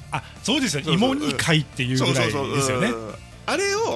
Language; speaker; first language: Japanese; native; Japanese